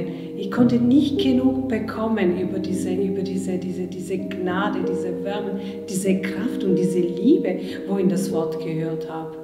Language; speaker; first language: German; non-native, fluent; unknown